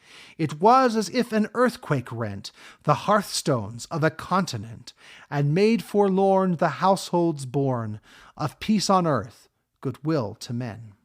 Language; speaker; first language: English; native; English